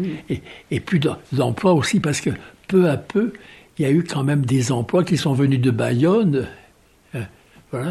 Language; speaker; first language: French; native; French